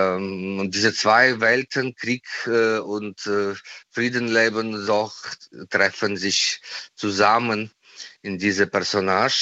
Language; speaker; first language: German; non-native, fluent; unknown